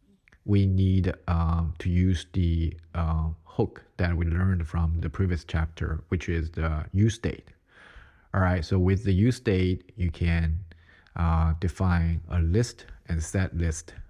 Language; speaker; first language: English; non-native, fluent; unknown